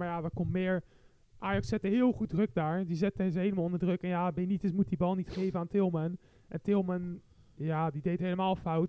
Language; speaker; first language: Dutch; native; Dutch